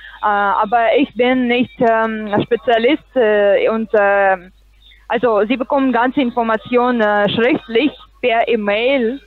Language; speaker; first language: German; non-native, learner; Russian